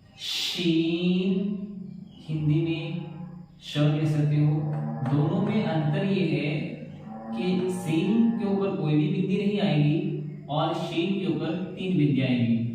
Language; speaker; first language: Hindi; native; Hindi